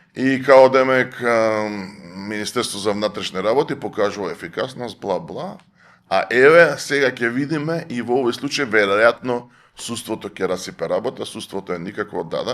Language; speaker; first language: Macedonian; native; Macedonian